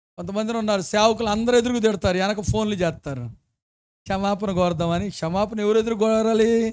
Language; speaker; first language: Telugu; early bilingual, other home language; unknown